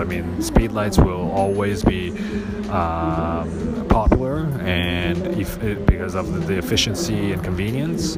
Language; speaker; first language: English; non-native, local second language; Cantonese